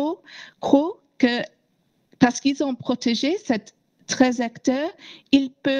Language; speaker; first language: French; non-native, learner; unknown